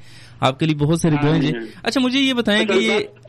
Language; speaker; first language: Hindi; non-native, local second language; Pashto